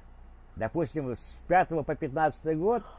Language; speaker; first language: Russian; native; Russian